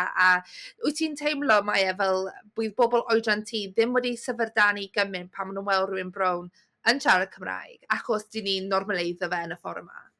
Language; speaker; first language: Welsh; native; Welsh